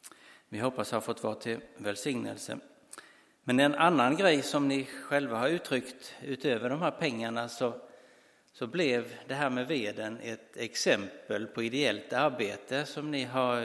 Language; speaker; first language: Swedish; native; Swedish